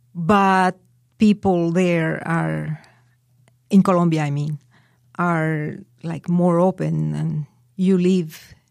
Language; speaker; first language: English; non-native, fluent; Spanish